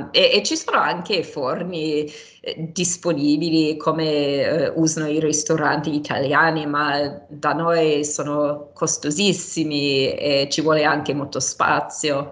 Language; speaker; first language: Italian; non-native, fluent; English